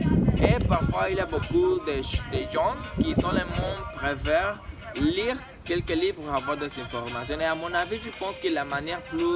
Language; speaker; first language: French; non-native, learner; Spanish